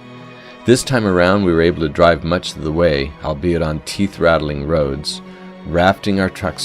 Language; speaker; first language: English; native; English